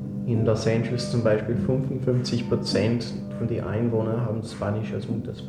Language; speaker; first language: German; non-native, fluent; English